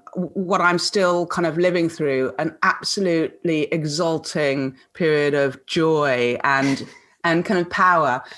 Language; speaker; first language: English; native; English